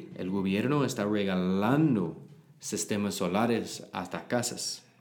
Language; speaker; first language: Spanish; non-native, learner; English